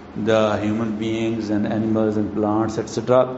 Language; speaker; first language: English; non-native, local second language; Urdu